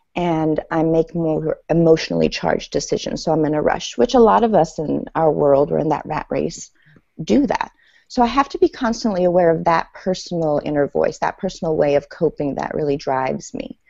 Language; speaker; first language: English; early bilingual, other home language; Persian